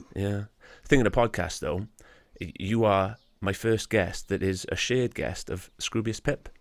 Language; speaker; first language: English; native; English